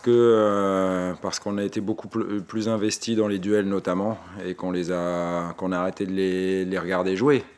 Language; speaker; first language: French; native; French